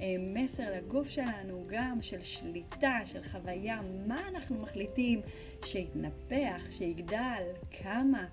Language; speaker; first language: Hebrew; native; Hebrew